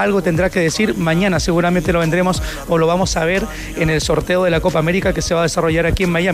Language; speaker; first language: Spanish; native; Spanish